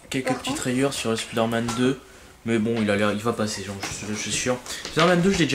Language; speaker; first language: French; native; French